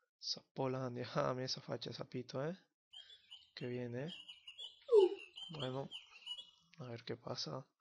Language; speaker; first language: Spanish; native; Spanish